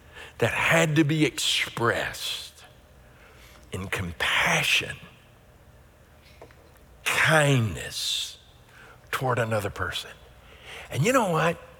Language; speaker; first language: English; native; English